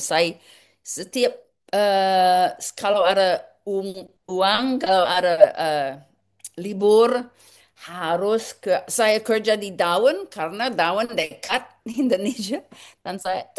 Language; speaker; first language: Indonesian; non-native, learner; English